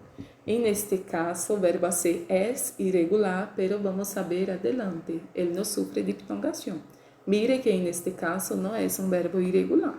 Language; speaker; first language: Spanish; non-native, learner; Portuguese